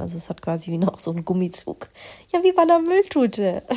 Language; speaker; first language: German; native; German